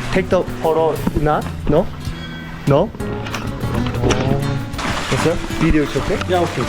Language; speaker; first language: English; non-native, learner; Korean